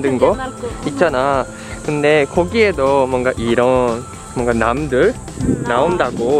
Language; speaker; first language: Korean; non-native, fluent; Japanese